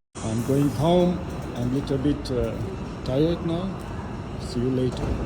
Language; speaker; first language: English; non-native, learner; Persian